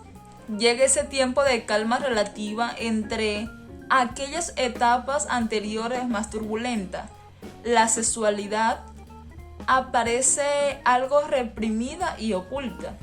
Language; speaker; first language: Spanish; native; Spanish